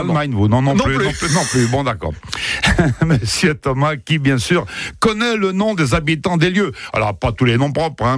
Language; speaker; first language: French; native; French